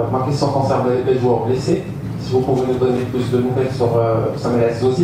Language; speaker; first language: French; non-native, local second language; Arabic